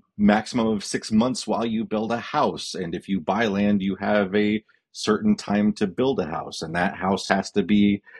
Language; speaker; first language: English; native; English